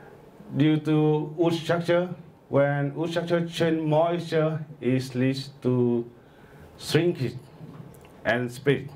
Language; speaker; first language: English; non-native, learner; Vietnamese